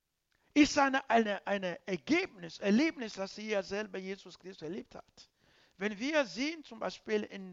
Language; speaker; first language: German; non-native, learner; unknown